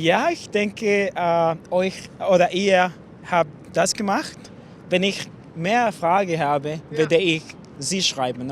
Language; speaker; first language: German; non-native, learner; English